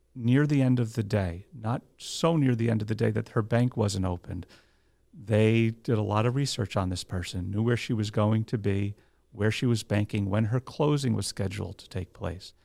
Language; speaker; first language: English; native; English